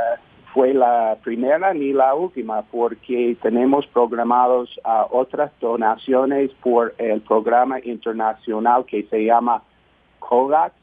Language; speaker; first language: Spanish; non-native, fluent; English